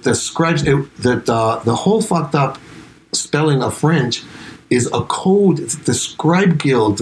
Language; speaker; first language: English; non-native, fluent; Spanish